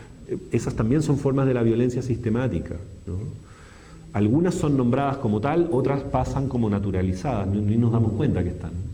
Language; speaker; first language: Spanish; native; Spanish